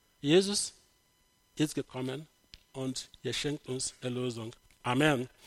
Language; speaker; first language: German; non-native, fluent; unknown